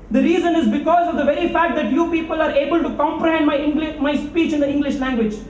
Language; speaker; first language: English; non-native, local second language; Kannada